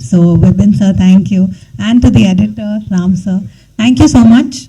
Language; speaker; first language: English; non-native, local second language; Tamil